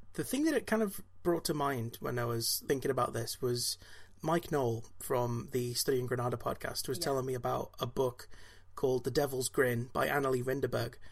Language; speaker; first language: English; native; English